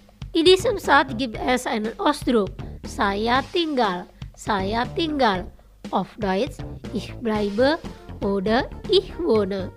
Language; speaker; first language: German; non-native, fluent; Indonesian